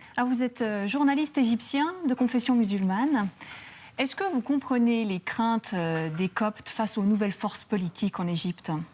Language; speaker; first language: French; native; French